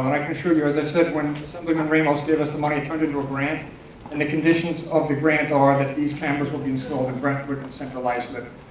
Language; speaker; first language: English; native; English